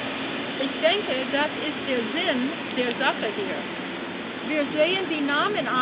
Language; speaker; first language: German; non-native, learner; English